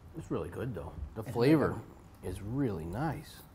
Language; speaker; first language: English; native; English